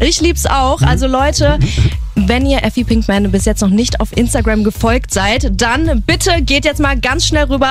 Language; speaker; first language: German; native; German